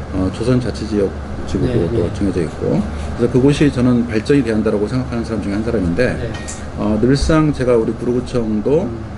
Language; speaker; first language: Korean; native; Korean